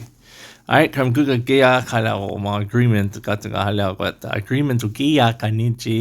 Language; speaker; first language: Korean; non-native, learner; English